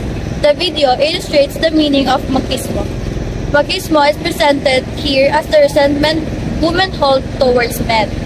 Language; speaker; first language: English; non-native, local second language; Filipino